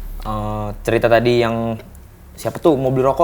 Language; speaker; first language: Indonesian; native; Indonesian